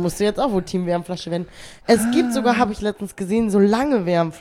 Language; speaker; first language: German; native; German